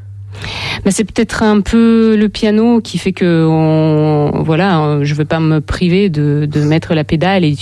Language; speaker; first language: French; non-native, fluent; Russian